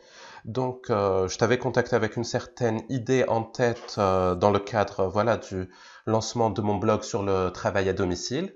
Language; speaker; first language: French; native; French